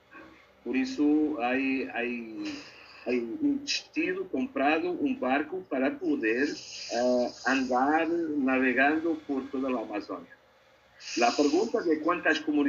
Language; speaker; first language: Spanish; non-native, learner; Portuguese